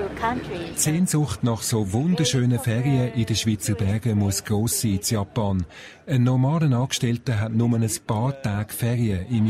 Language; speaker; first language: German; native; German